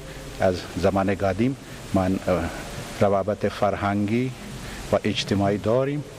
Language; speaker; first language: Persian; non-native, learner; Hindi